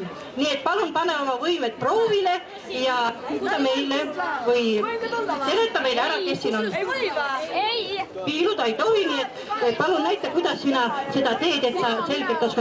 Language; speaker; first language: Estonian; native; Estonian